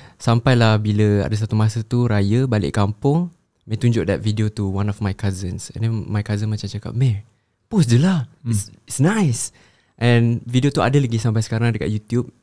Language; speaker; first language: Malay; native; Malay